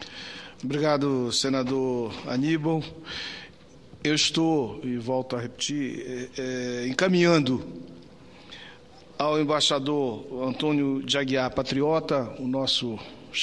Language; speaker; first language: Portuguese; native; Portuguese